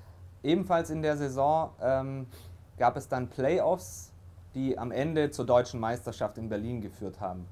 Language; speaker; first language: German; native; German